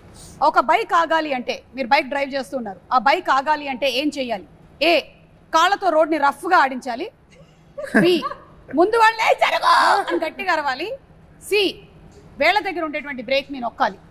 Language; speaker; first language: Telugu; native; Telugu